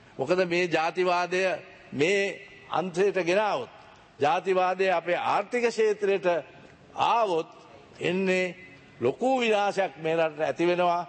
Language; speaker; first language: Sinhala; native; Sinhala